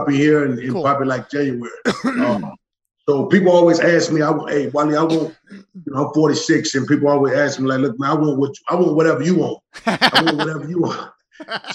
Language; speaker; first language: English; native; English